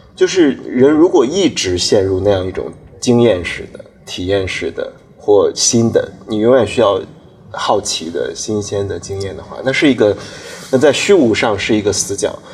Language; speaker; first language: Chinese; native; Chinese